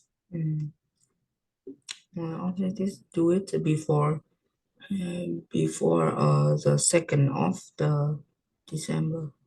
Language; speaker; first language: English; non-native, learner; Vietnamese